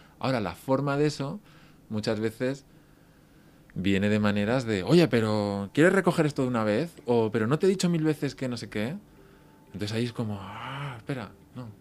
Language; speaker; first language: Spanish; native; Spanish